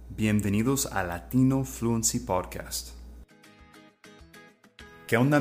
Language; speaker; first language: Spanish; non-native, fluent; English